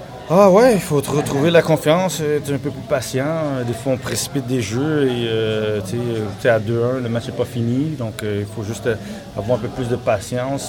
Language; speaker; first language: French; native; French